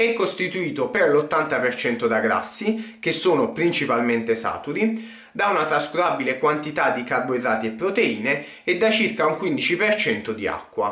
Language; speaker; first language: Italian; native; Italian